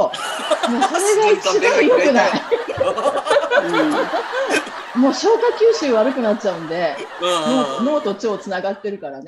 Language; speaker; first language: Japanese; native; Japanese